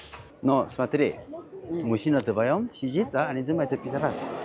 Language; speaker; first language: Russian; non-native, learner; Korean